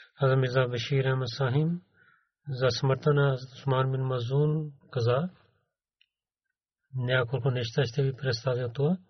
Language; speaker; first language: Bulgarian; non-native, learner; Urdu